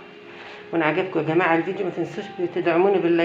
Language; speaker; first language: Arabic; native; Arabic